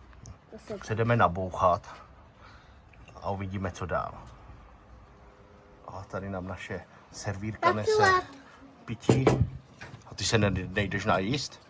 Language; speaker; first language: Czech; native; Czech